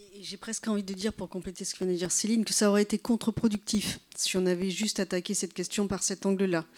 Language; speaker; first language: French; native; French